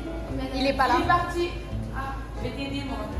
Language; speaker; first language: French; native; French